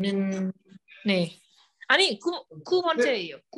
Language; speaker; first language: Korean; non-native, learner; Vietnamese